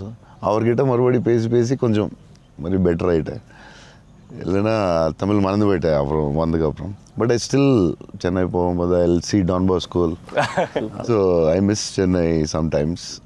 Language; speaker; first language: Tamil; non-native, learner; Telugu